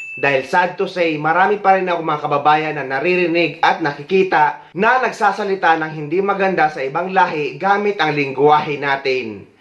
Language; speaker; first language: Filipino; native; Filipino